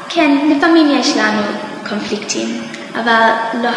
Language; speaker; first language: Hebrew; non-native, learner; English